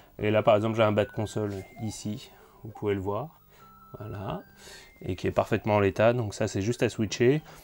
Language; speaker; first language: French; native; French